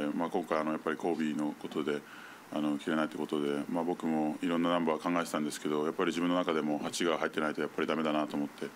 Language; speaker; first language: Japanese; native; Japanese